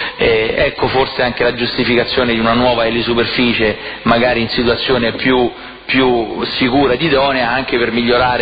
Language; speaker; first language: Italian; native; Italian